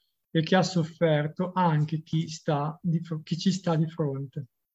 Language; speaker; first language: Italian; native; Italian